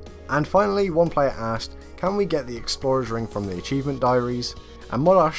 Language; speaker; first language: English; native; English